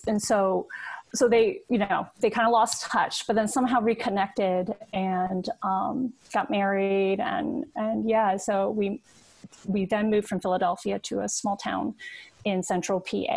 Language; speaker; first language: English; early bilingual, other home language; Cantonese